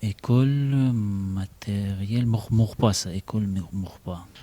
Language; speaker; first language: French; non-native, learner; Russian